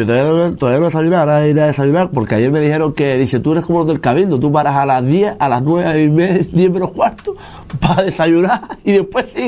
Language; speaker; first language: Spanish; native; Spanish